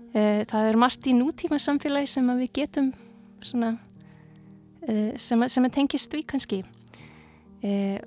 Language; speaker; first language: Icelandic; non-native, fluent; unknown